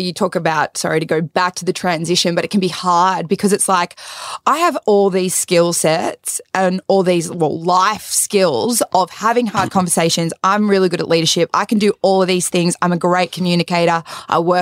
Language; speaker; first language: English; native; English